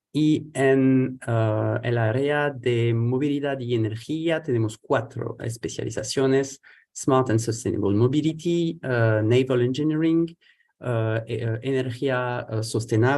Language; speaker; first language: Spanish; non-native, fluent; French